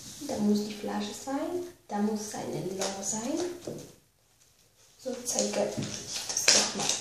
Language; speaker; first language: German; non-native, learner; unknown